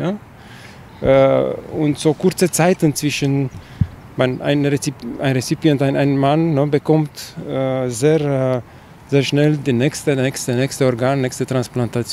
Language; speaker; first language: German; non-native, fluent; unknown